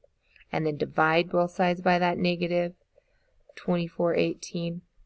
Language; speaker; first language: English; native; English